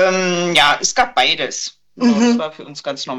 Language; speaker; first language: German; native; German